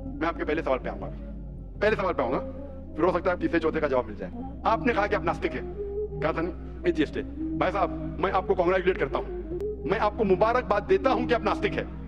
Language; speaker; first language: Hindi; non-native, local second language; Konkani